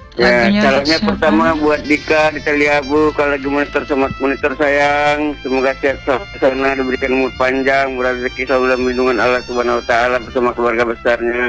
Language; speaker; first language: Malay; non-native, local second language; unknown